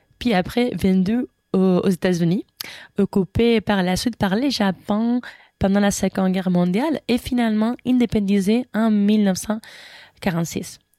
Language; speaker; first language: French; non-native, fluent; Spanish